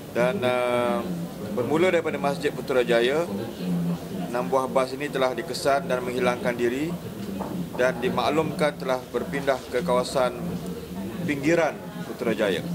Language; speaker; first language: Malay; native; Malay